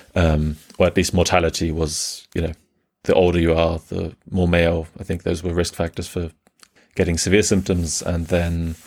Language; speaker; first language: English; early bilingual, other home language; German